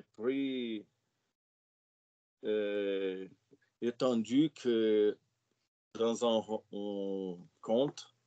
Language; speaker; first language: French; non-native, fluent; Portuguese